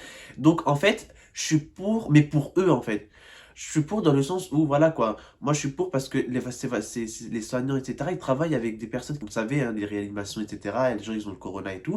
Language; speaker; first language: French; native; French